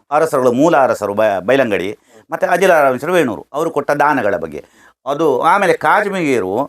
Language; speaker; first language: Kannada; non-native, local second language; Konkani